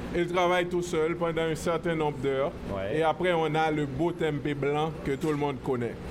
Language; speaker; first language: French; native; French